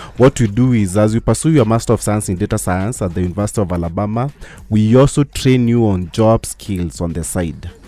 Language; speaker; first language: English; non-native, local second language; Meru